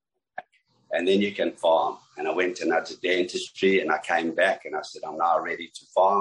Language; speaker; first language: English; native; English